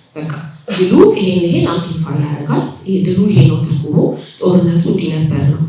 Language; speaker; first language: Amharic; native; Amharic